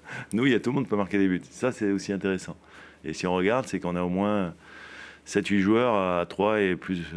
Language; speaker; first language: French; native; French